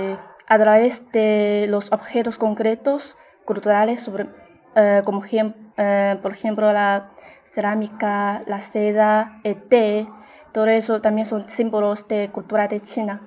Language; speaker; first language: Spanish; non-native, fluent; Chinese